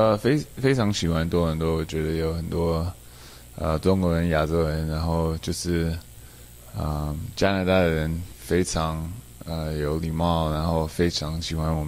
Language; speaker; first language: Chinese; early bilingual, heritage; English